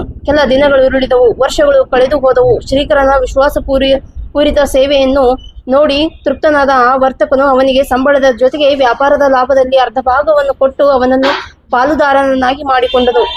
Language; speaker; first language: Kannada; native; Kannada